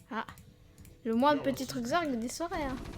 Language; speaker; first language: French; native; French